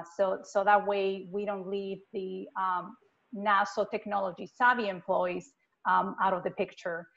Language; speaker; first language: English; non-native, fluent; Spanish